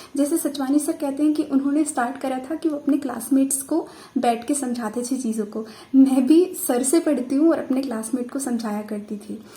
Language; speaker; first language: Hindi; native; Hindi